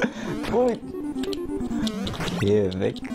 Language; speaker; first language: German; non-native, learner; Persian